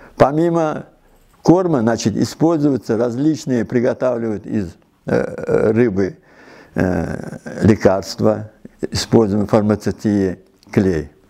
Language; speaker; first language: Russian; non-native, local second language; Uzbek